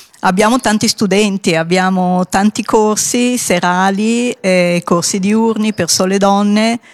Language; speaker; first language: Italian; native; Italian